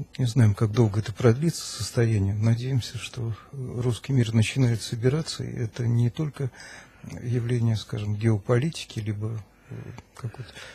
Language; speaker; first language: Russian; native; Russian